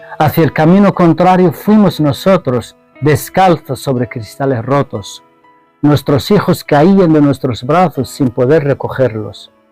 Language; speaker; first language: Spanish; non-native, fluent; Arabic